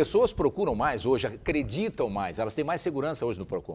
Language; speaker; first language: Portuguese; native; Portuguese